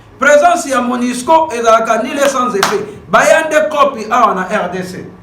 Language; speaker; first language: Lingala; native; Lingala